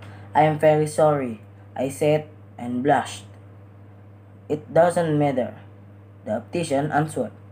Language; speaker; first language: English; non-native, learner; Indonesian